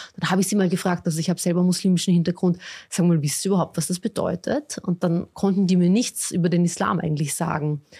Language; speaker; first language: German; early bilingual, other home language; Bosnian